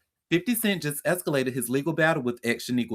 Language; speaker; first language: English; native; English